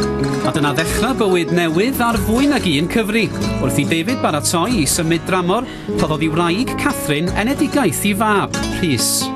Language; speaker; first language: Welsh; native; Welsh